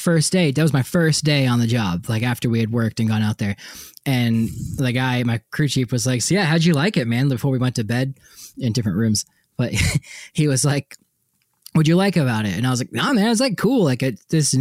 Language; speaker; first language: English; native; English